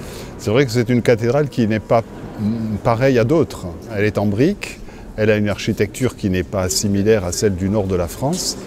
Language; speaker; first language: French; native; French